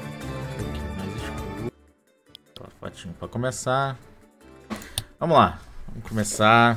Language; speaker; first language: Portuguese; native; Portuguese